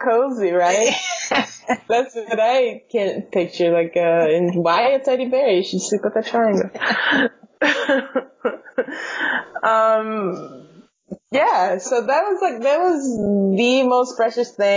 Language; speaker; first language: English; non-native, fluent; Portuguese